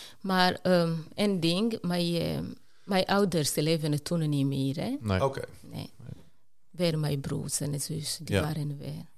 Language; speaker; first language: Dutch; non-native, fluent; Rundi